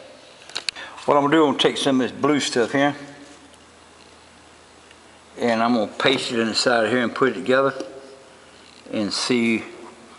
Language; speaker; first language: English; native; English